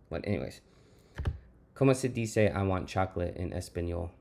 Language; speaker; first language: Spanish; non-native, learner; English